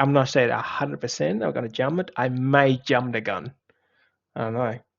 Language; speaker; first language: English; non-native, fluent; Vietnamese